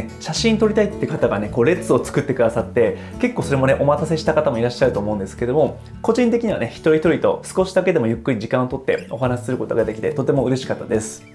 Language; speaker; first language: Japanese; native; Japanese